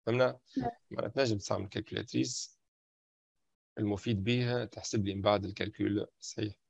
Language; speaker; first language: French; non-native, local second language; Arabic